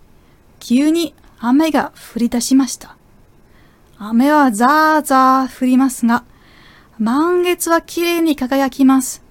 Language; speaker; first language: Japanese; non-native, fluent; German